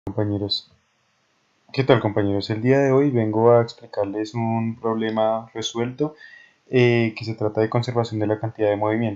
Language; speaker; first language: Spanish; native; Spanish